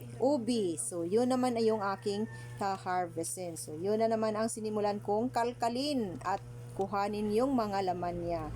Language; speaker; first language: Filipino; native; Filipino